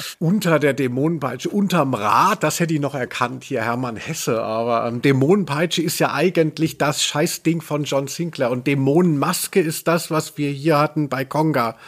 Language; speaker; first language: German; native; German